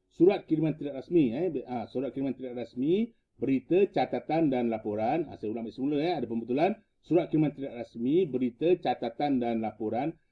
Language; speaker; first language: Malay; native; Malay